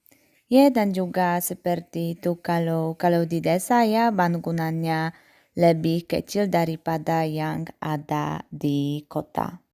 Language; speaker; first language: Indonesian; non-native, fluent; Polish